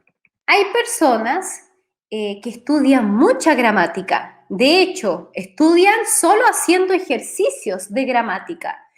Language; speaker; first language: Spanish; non-native, fluent; Portuguese